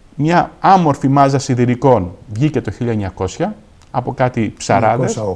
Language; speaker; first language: Greek; native; Greek